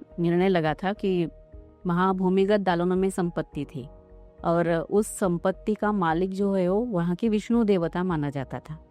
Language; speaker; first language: Hindi; non-native, local second language; Marathi